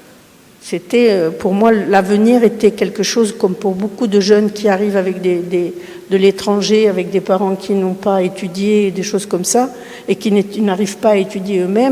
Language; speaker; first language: French; early bilingual, other home language; Spanish